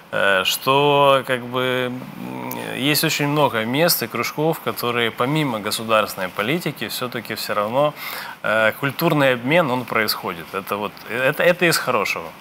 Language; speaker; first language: Russian; native; Russian